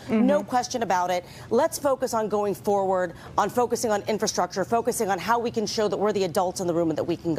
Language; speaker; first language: English; native; English